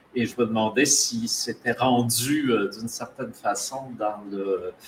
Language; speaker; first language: French; native; French